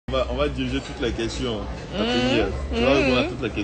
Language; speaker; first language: French; non-native, local second language; Baoulé